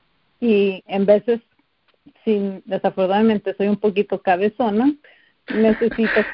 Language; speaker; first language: Spanish; early bilingual, heritage; Spanish